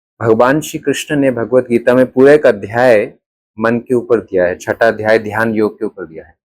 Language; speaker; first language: Hindi; native; Hindi